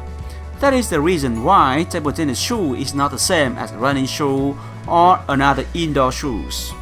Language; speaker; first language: English; non-native, fluent; Vietnamese